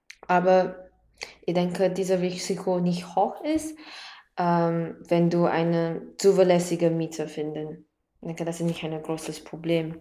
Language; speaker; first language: German; non-native, learner; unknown